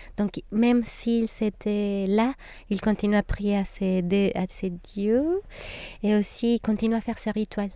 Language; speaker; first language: French; non-native, fluent; Spanish